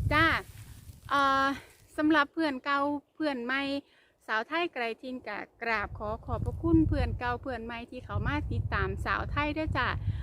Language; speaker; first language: Thai; native; Thai